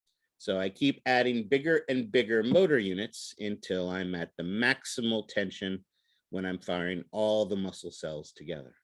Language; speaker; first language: English; native; English